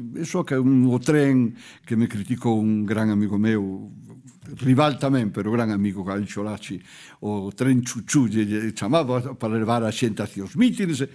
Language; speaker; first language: Galician; native; Galician